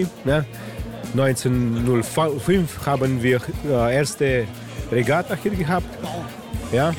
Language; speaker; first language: German; non-native, learner; Slovenian